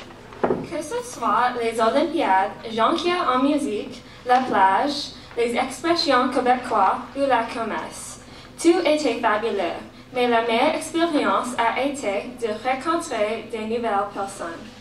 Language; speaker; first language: French; non-native, local second language; English